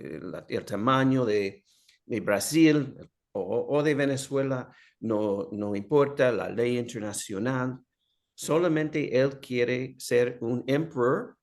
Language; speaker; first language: Spanish; non-native, fluent; English